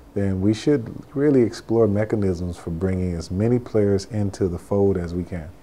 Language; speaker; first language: English; native; English